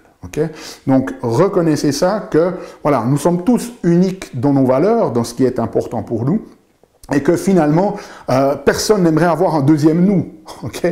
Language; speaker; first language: French; native; French